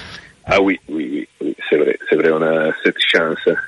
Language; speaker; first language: French; non-native, fluent; Italian